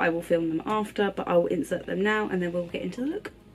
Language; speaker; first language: English; native; English